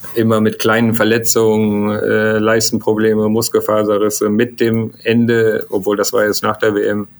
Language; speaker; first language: German; native; German